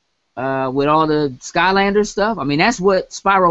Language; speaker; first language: English; native; English